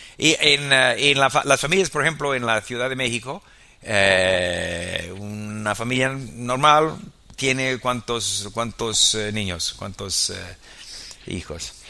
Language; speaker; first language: Spanish; non-native, fluent; English